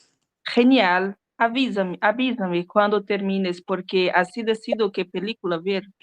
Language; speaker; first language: Spanish; non-native, learner; Portuguese